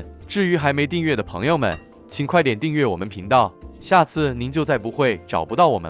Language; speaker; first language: Chinese; native; Chinese